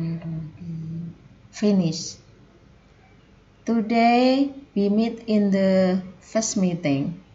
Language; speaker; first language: English; non-native, fluent; Indonesian